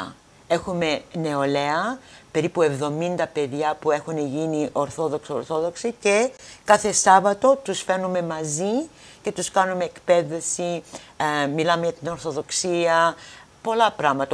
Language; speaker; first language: Greek; early bilingual, heritage; Greek